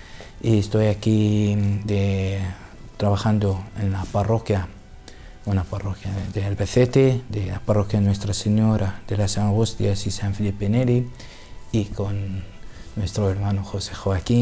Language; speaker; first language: Spanish; non-native, learner; Assyrian Neo-Aramaic